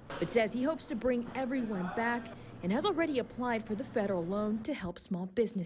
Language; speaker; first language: English; native; English